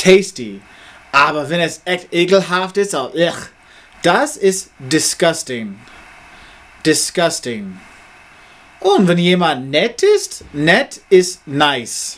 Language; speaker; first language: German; non-native, learner; English